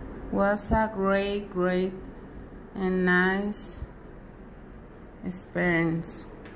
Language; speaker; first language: English; non-native, learner; Spanish